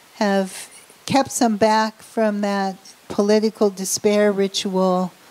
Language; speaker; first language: English; native; English